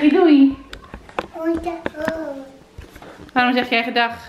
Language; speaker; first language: Dutch; native; Dutch